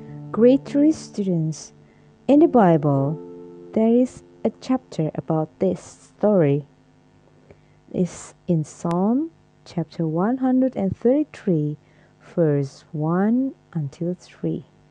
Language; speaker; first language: English; non-native, fluent; Indonesian